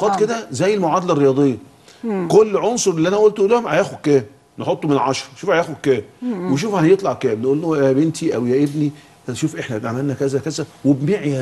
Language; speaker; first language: Arabic; native; Arabic